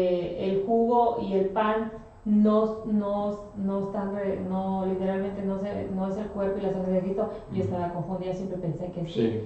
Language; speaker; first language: Spanish; native; Spanish